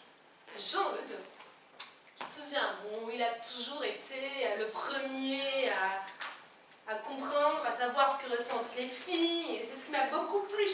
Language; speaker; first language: French; native; French